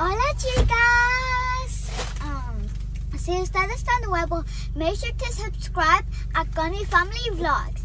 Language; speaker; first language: Spanish; early bilingual, heritage; Spanish